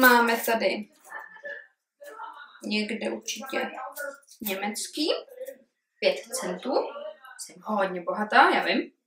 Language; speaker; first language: Czech; early bilingual, heritage; Czech